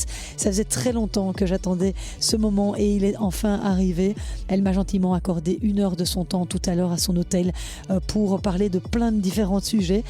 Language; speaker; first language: French; native; French